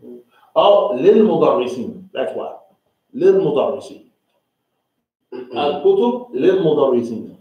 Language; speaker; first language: Arabic; non-native, fluent; English